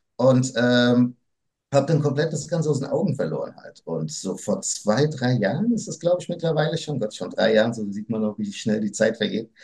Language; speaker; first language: German; early bilingual, other home language; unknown